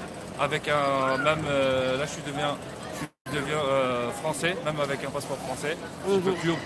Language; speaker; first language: French; non-native, learner; Uyghur